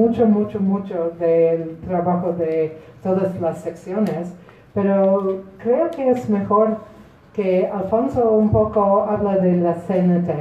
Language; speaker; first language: Spanish; non-native, fluent; Polish